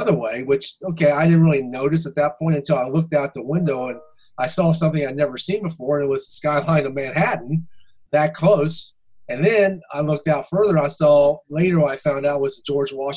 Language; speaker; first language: English; native; English